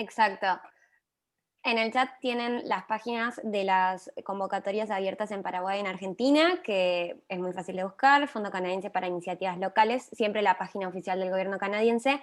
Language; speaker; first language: Spanish; native; Spanish